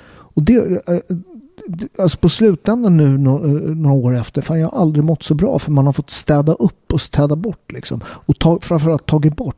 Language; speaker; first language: Swedish; early bilingual, other home language; Italian